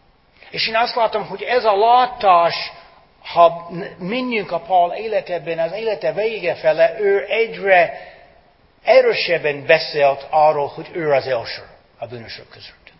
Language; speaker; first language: Hungarian; non-native, fluent; English